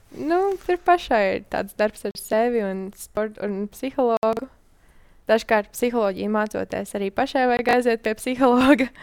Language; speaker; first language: Latvian; native; Latvian